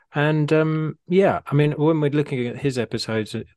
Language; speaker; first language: English; native; English